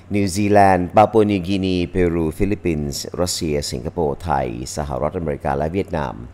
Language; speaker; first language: Thai; native; Thai